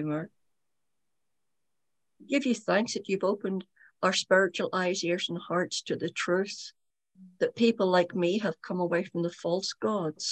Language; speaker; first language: English; native; English